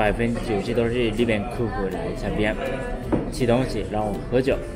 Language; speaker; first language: Chinese; non-native, fluent; Japanese